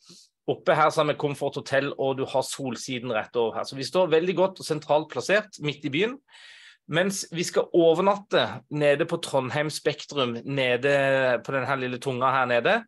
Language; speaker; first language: Norwegian; native; Norwegian